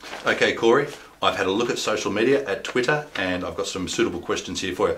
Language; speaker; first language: English; native; English